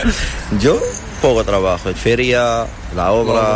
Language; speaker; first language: Spanish; non-native, learner; Arabic